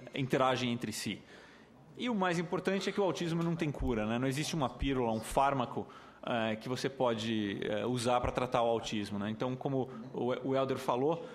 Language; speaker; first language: Portuguese; native; Portuguese